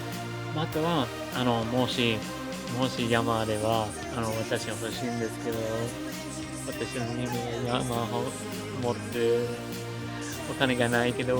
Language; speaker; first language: Japanese; non-native, learner; English